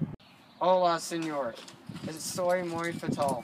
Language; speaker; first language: Spanish; non-native, learner; English